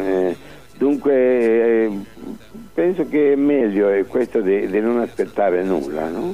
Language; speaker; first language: Italian; early bilingual, heritage; Spanish